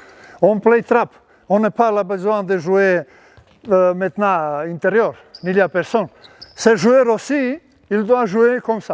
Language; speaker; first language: French; non-native, learner; Serbian